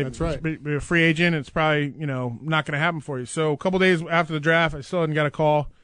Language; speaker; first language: English; native; English